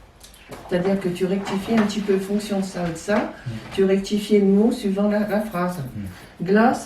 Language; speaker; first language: French; native; French